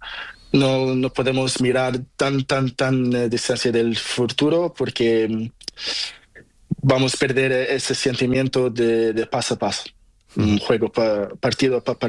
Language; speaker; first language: Spanish; non-native, learner; Portuguese